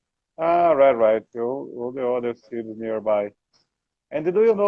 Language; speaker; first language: English; non-native, learner; Portuguese